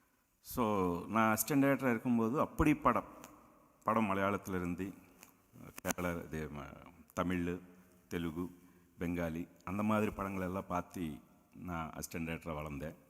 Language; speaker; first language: Tamil; non-native, local second language; Telugu